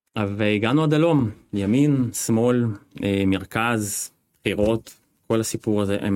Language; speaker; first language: Hebrew; non-native, fluent; Russian